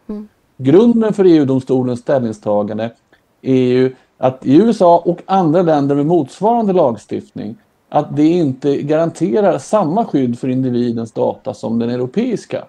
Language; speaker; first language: Swedish; native; Swedish